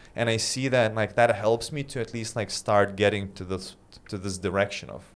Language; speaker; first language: English; non-native, fluent; Lithuanian